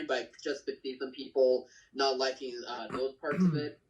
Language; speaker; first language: English; native; English